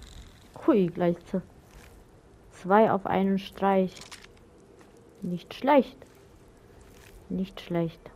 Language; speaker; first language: German; native; German